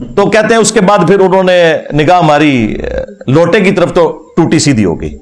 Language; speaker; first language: Urdu; non-native, local second language; Punjabi